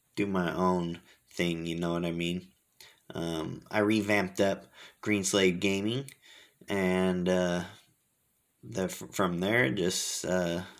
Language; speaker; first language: English; native; English